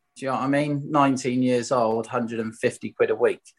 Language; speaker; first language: English; native; English